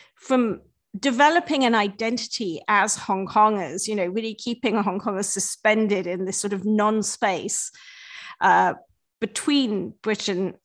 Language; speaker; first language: English; native; English